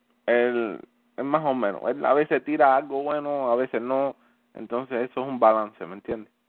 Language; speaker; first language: Spanish; early bilingual, heritage; Spanish